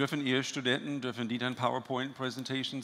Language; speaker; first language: German; non-native, fluent; English